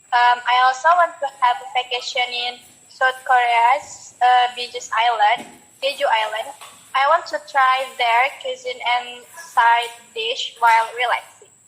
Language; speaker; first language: English; non-native, learner; Indonesian